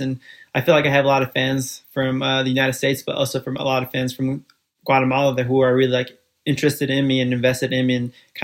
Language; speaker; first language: English; early bilingual, other home language; Spanish